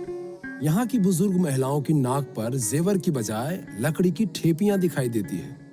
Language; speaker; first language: Hindi; native; Hindi